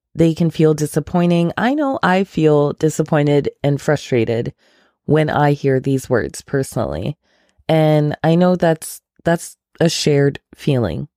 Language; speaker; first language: English; non-native, local second language; Akan